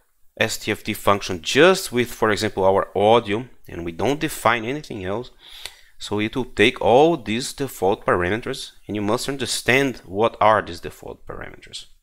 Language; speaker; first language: English; non-native, fluent; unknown